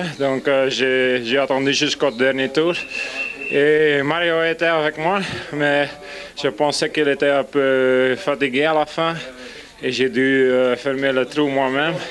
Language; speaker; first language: French; non-native, fluent; Dutch